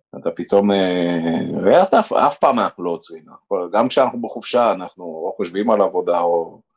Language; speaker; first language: Hebrew; early bilingual, other home language; Romanian